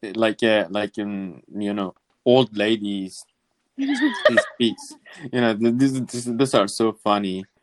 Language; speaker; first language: English; non-native, fluent; Kurdish